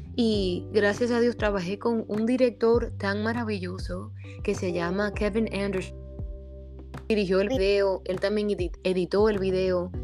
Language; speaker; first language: Spanish; early bilingual, heritage; Spanish